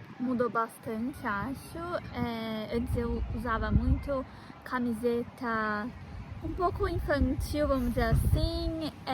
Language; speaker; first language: Portuguese; native; Portuguese